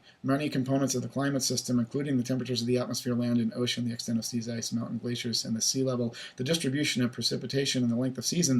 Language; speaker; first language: English; native; English